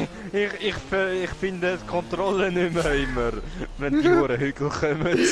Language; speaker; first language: German; native; German